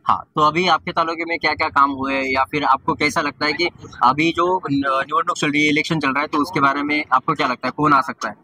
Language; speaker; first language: Hindi; non-native, local second language; Marathi